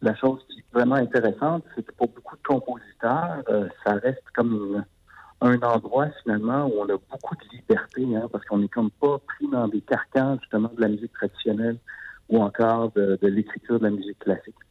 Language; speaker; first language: French; native; French